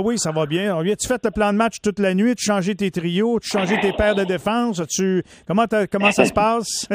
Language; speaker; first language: French; native; French